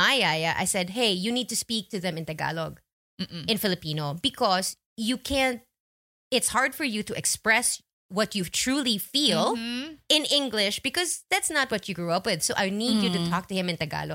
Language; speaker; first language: English; non-native, local second language; Filipino